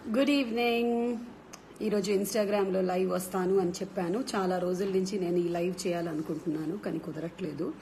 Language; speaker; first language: Telugu; non-native, local second language; Malayalam